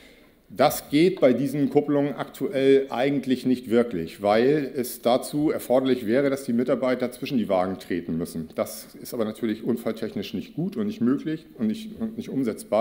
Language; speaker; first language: German; native; German